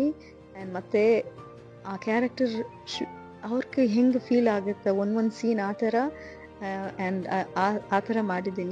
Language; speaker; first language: Kannada; non-native, learner; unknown